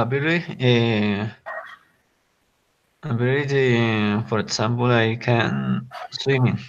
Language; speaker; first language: English; non-native, learner; Spanish